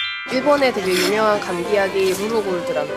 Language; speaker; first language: Korean; native; Korean